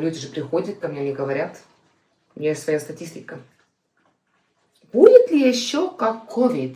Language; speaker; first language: Russian; non-native, fluent; Estonian